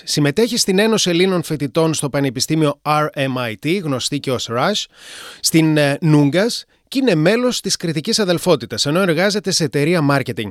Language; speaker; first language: Greek; native; Greek